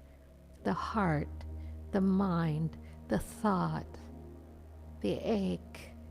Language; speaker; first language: English; native; English